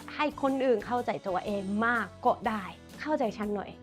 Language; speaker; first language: Thai; non-native, fluent; Japanese